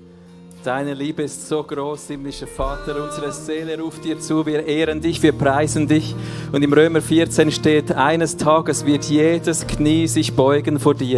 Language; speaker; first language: German; native; German